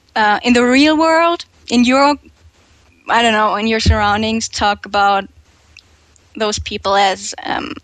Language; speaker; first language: English; non-native, fluent; German